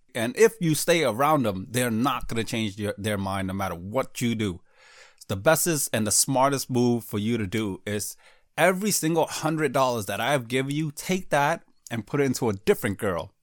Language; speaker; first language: English; native; English